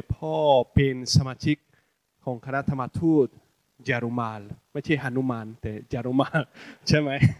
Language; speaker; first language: Thai; non-native, fluent; Spanish